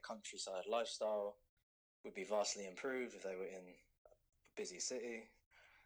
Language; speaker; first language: English; native; English